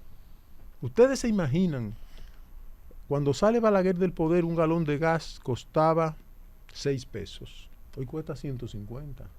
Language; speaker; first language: Spanish; native; Spanish